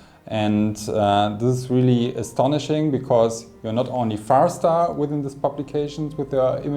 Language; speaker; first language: English; non-native, fluent; German